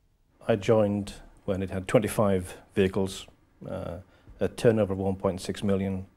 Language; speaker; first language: English; native; English